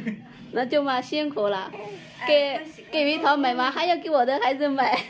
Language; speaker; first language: Chinese; non-native, fluent; Lao